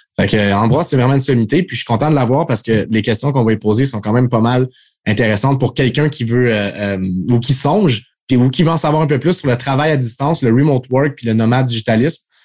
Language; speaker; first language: French; native; French